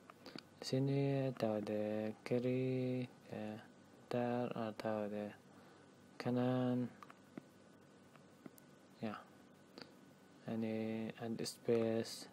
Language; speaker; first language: Indonesian; non-native, learner; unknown